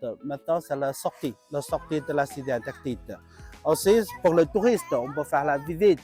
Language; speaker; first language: French; non-native, learner; Chinese